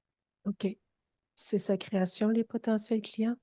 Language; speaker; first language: French; native; French